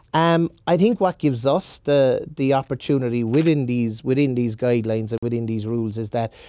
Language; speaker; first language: English; native; English